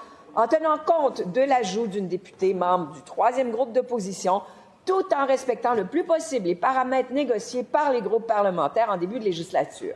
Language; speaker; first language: French; native; French